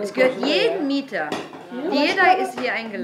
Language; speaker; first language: German; non-native, fluent; Turkish